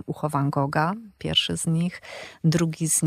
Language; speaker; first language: Polish; native; Polish